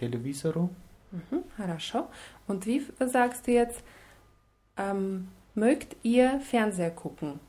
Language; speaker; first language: German; non-native, fluent; Russian